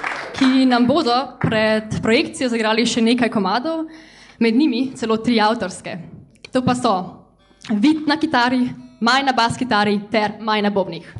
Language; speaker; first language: Slovenian; native; Slovenian